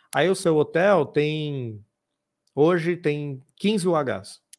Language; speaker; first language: Portuguese; native; Portuguese